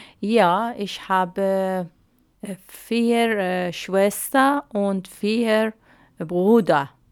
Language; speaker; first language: German; non-native, learner; Arabic